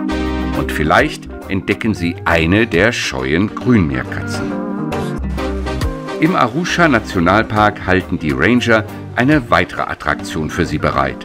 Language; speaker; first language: German; native; German